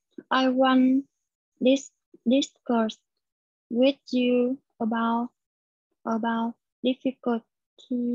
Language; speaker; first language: English; non-native, learner; Vietnamese